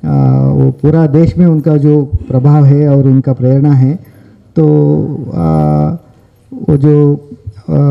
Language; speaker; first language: Hindi; non-native, local second language; Kannada